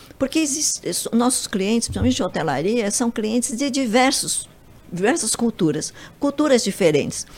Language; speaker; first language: Portuguese; early bilingual, other home language; Japanese